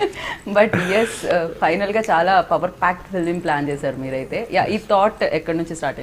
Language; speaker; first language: Telugu; native; Telugu